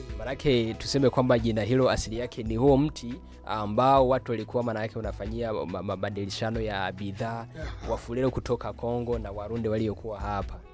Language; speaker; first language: Swahili; non-native, local second language; Rundi